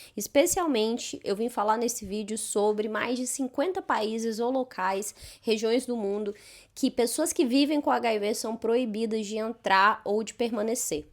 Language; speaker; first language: Portuguese; native; Portuguese